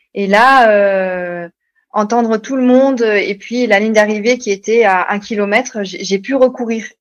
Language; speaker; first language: French; native; French